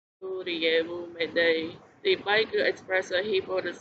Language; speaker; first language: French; non-native, learner; Khmer